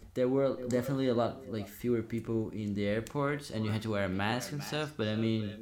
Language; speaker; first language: English; non-native, fluent; Portuguese